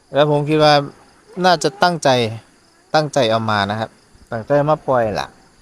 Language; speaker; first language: Thai; native; Thai